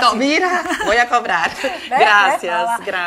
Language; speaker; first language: Spanish; non-native, learner; Portuguese